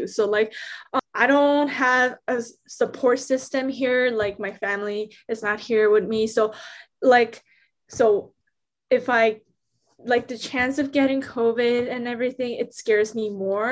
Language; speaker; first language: English; non-native, fluent; Korean